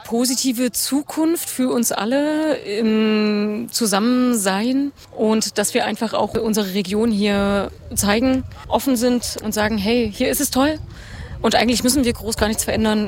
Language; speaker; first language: German; native; German